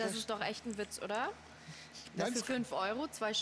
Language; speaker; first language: German; native; German